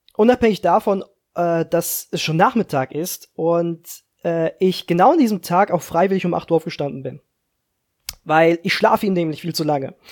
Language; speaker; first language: German; early bilingual, other home language; Slovak